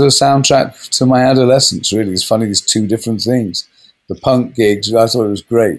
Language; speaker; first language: English; native; English